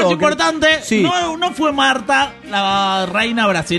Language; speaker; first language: Spanish; native; Spanish